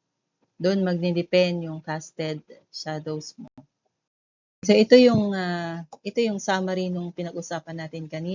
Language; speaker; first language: Filipino; native; Filipino